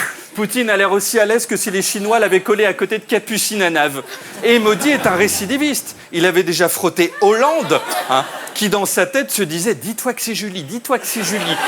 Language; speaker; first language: French; native; French